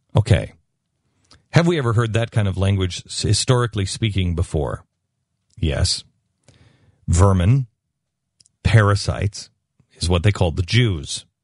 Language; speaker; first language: English; native; English